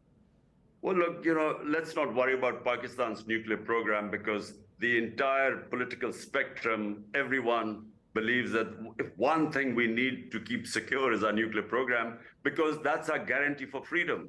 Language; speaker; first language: English; non-native, local second language; Urdu